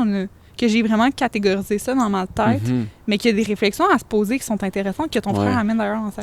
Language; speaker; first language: French; native; French